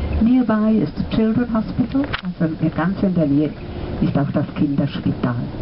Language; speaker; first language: German; native; German